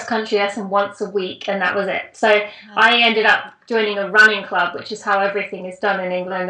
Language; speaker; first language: English; native; English